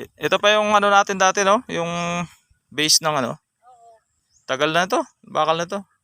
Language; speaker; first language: Filipino; native; Filipino